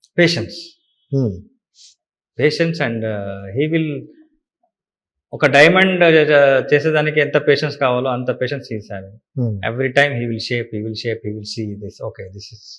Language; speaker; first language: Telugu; non-native, learner; Kannada